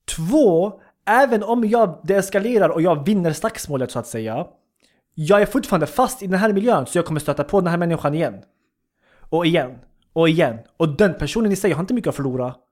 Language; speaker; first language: Swedish; early bilingual, other home language; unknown